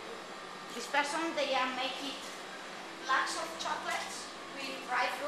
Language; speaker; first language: English; non-native, learner; Spanish